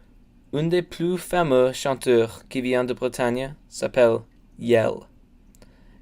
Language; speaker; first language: French; non-native, learner; English